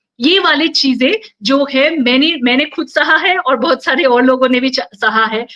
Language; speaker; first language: Hindi; non-native, local second language; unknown